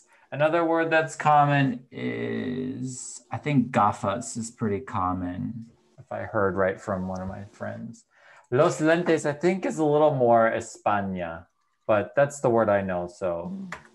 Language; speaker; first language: English; native; English